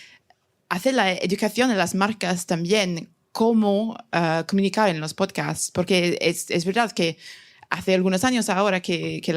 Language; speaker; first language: Spanish; non-native, fluent; English